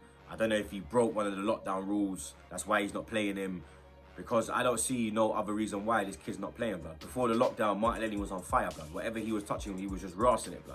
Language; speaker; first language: English; native; English